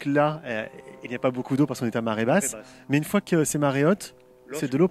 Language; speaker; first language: French; native; French